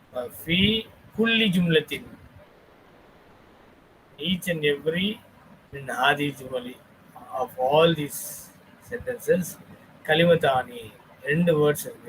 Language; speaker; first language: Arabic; non-native, fluent; Tamil